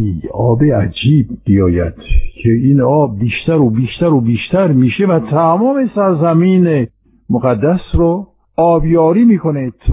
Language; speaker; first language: Persian; non-native, fluent; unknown